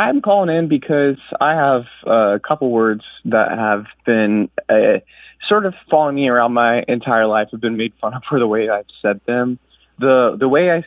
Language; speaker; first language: English; native; English